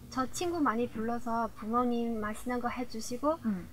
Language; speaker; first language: Korean; early bilingual, heritage; Korean